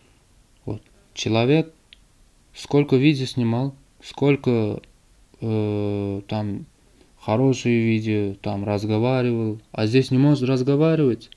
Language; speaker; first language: Russian; non-native, learner; Turkmen